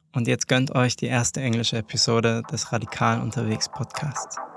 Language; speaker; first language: German; native; German